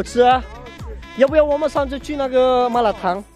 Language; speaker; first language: Chinese; non-native, learner; Indonesian